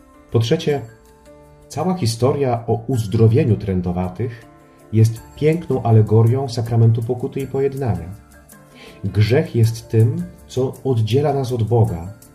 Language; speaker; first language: Polish; native; Polish